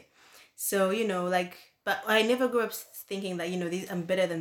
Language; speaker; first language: English; non-native, local second language; Ganda